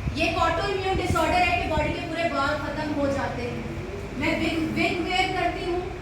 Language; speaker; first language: Urdu; native; Urdu